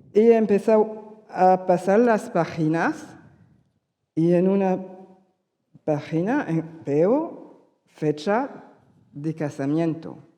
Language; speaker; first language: Spanish; early bilingual, heritage; Spanish